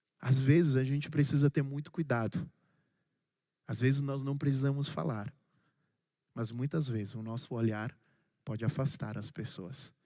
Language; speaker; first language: Portuguese; non-native, local second language; Kabuverdianu